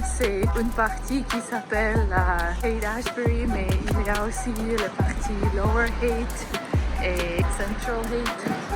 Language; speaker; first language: French; non-native, learner; English